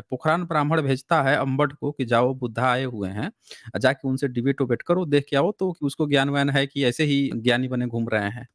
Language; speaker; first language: Hindi; native; Hindi